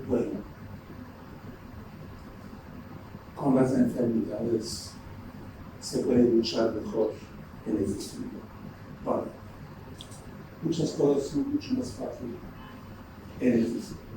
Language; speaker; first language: Spanish; non-native, fluent; Turkish